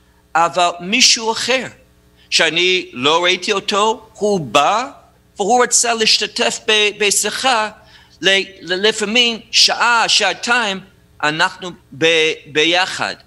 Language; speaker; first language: Hebrew; non-native, fluent; English